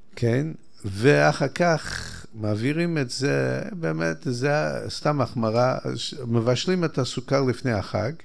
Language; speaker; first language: Hebrew; non-native, fluent; English